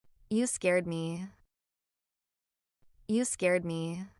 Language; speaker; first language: English; non-native, fluent; Portuguese